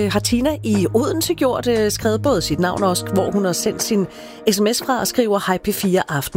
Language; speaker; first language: Danish; native; Danish